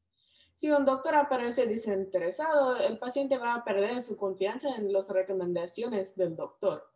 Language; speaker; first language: Spanish; non-native, learner; English